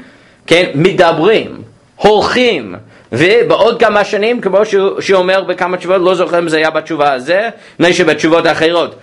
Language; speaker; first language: Hebrew; non-native, fluent; English